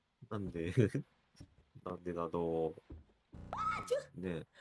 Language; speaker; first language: Japanese; native; Japanese